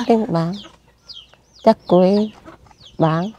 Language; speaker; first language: Vietnamese; non-native, local second language; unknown